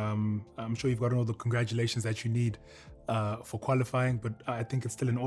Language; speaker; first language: English; native; English